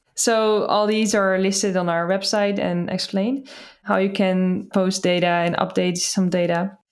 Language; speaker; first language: English; non-native, fluent; Dutch